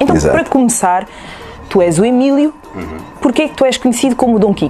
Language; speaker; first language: Portuguese; native; Portuguese